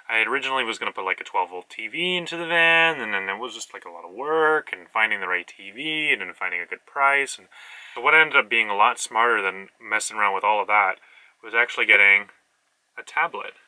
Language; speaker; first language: English; native; English